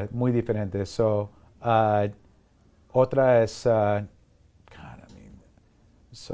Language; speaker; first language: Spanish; early bilingual, heritage; Spanish